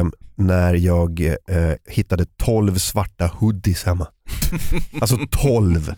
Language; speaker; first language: Swedish; native; Swedish